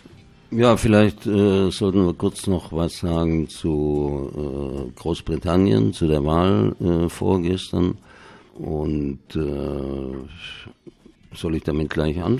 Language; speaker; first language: German; native; German